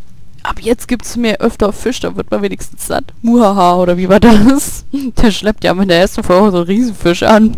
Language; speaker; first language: German; native; German